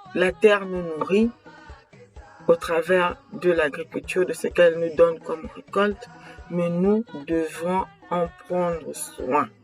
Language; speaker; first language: French; non-native, local second language; Kongo